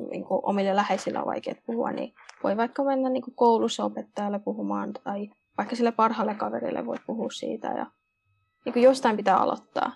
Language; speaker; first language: Finnish; early bilingual, other home language; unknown